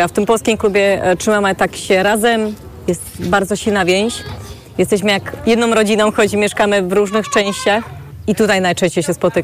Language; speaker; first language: Polish; early bilingual, heritage; Polish